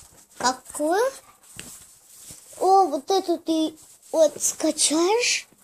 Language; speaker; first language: Russian; native; Russian